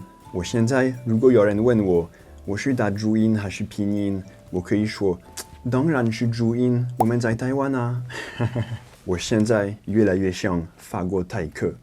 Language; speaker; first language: Chinese; non-native, fluent; French